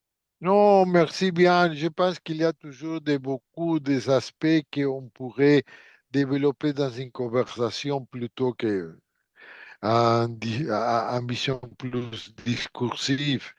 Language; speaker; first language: French; non-native, fluent; Portuguese